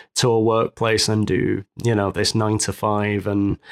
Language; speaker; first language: English; native; English